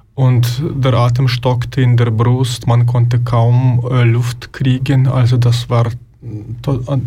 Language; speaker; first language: German; non-native, fluent; Ukrainian